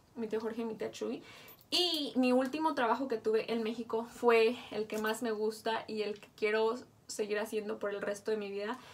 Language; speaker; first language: Spanish; native; Spanish